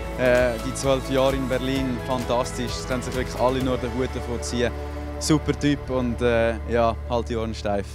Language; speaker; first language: German; native; German